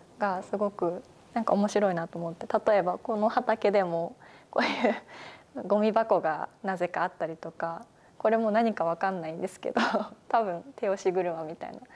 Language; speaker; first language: Japanese; native; Japanese